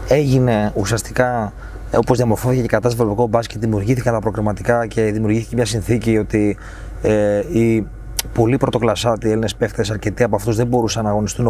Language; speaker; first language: Greek; native; Greek